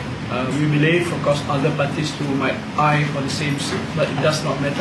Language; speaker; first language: English; non-native, local second language; Malay